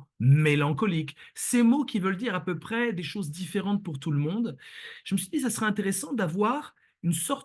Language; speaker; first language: French; native; French